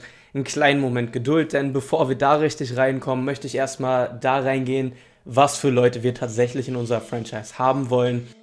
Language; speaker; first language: German; native; German